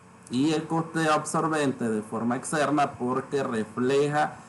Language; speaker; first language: Spanish; native; Spanish